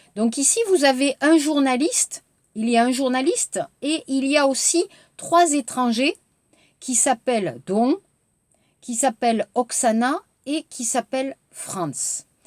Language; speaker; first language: French; native; French